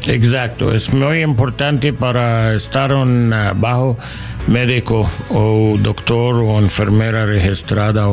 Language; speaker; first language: Spanish; non-native, learner; English